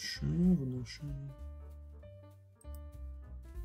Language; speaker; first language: German; non-native, fluent; French